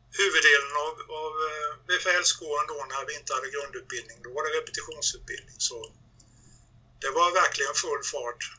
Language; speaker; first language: Swedish; native; Swedish